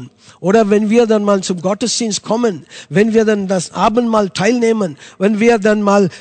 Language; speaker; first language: German; non-native, fluent; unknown